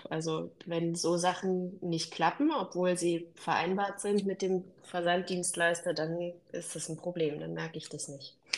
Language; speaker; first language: German; native; German